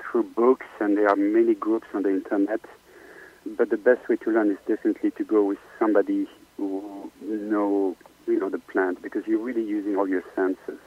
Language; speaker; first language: English; non-native, fluent; French